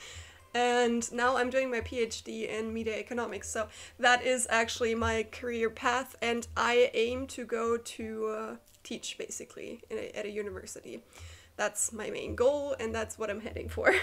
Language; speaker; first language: English; non-native, fluent; German